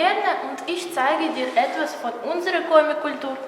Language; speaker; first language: German; non-native, fluent; Russian